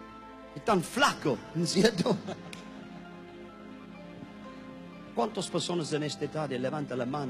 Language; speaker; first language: Spanish; non-native, learner; English